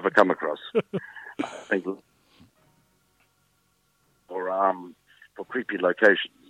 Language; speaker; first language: English; native; English